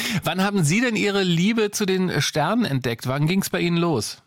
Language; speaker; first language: German; native; German